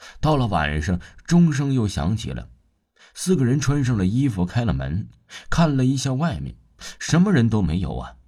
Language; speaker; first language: Chinese; non-native, local second language; Cantonese